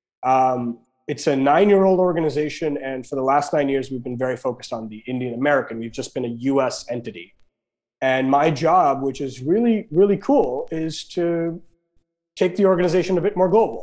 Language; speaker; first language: English; non-native, local second language; Gujarati